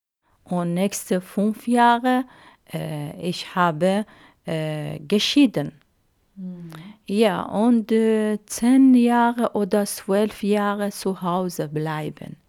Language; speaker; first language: German; non-native, learner; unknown